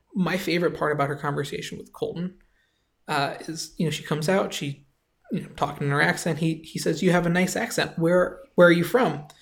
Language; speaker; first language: English; native; English